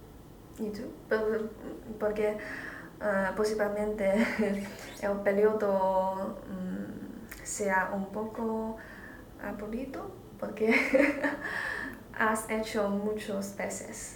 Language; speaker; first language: Spanish; non-native, learner; Chinese